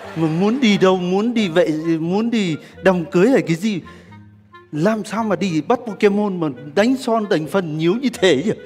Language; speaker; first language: Vietnamese; non-native, fluent; Turkish